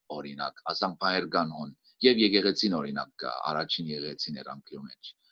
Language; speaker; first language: Armenian; early bilingual, heritage; Armenian